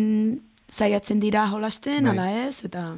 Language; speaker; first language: Basque; early bilingual, heritage; Basque